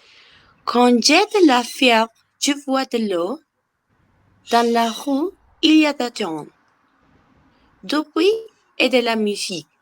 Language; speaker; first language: French; non-native, learner; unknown